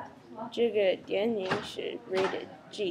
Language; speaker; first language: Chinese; non-native, learner; English